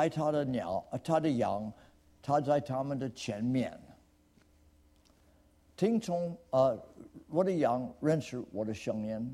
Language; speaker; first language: Chinese; non-native, fluent; English